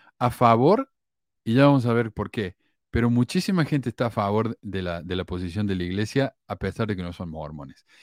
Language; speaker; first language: Spanish; native; Spanish